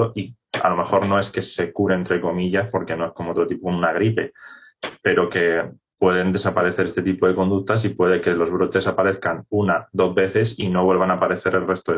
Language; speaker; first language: Spanish; native; Spanish